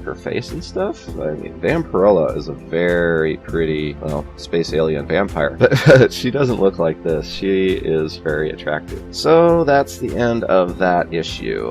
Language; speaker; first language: English; native; English